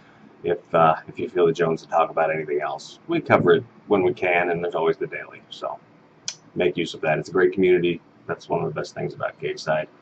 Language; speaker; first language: English; native; English